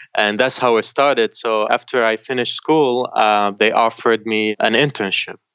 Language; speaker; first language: English; non-native, fluent; Arabic